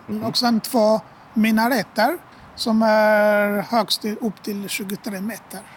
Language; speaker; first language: Swedish; non-native, fluent; Albanian